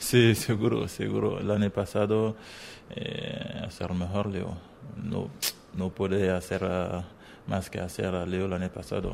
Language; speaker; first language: Spanish; non-native, learner; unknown